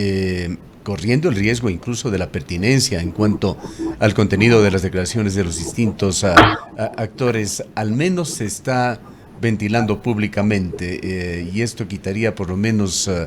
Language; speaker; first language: Spanish; native; Spanish